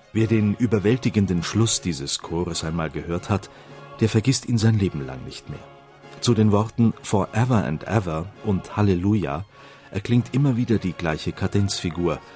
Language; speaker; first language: German; native; German